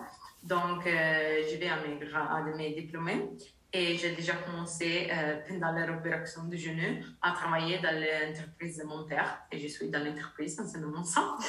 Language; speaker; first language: French; non-native, learner; Italian